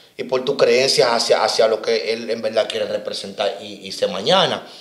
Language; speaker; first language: Spanish; native; Spanish